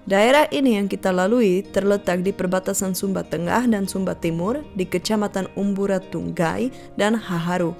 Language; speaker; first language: Indonesian; non-native, fluent; Czech